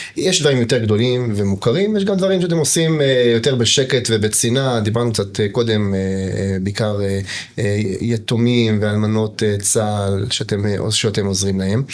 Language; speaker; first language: Hebrew; native; Hebrew